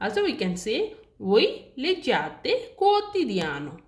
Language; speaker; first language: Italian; non-native, learner; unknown